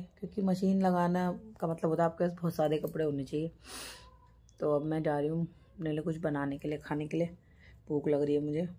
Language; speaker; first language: Hindi; native; Hindi